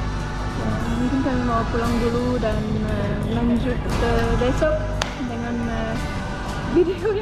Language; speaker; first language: Indonesian; non-native, fluent; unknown